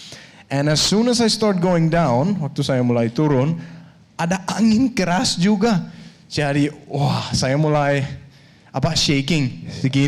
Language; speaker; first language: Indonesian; non-native, fluent; Danish